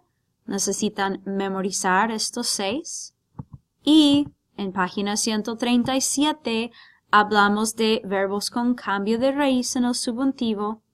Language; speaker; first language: Spanish; non-native, fluent; English